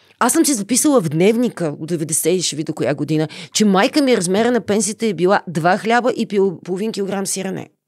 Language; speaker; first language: Bulgarian; native; Bulgarian